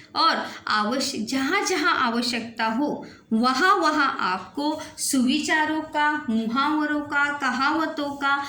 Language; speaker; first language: Hindi; non-native, local second language; Marathi